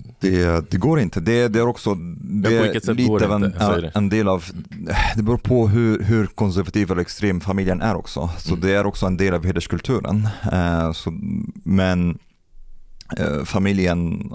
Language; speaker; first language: Swedish; non-native, fluent; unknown